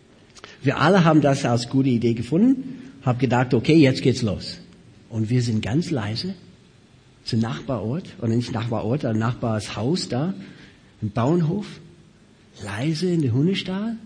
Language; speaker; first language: German; non-native, fluent; English